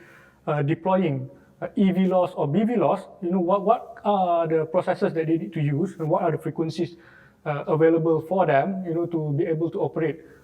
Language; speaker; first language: English; non-native, local second language; Malay